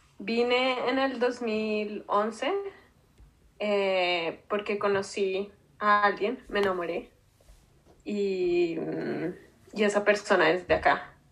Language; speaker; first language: Spanish; native; Spanish